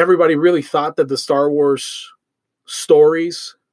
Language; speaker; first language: English; early bilingual, other home language; Spanish